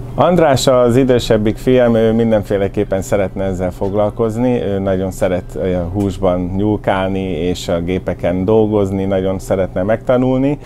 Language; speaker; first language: Hungarian; early bilingual, heritage; Hungarian